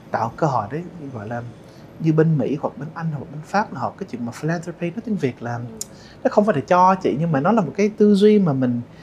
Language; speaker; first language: Vietnamese; early bilingual, heritage; Vietnamese